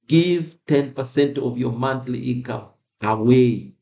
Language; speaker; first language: English; non-native, local second language; Swahili